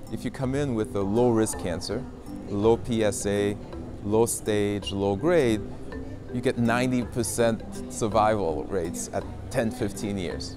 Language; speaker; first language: English; native; English